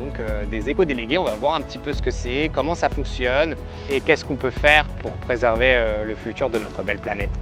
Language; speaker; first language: French; native; French